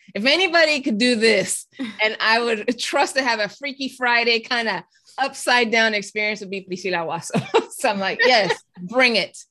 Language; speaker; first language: English; early bilingual, other home language; Spanish